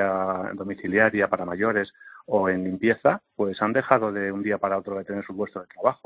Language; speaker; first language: Spanish; native; Spanish